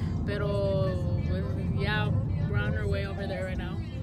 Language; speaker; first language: English; early bilingual, other home language; Spanish